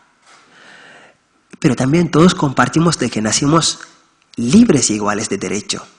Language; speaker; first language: Spanish; non-native, fluent; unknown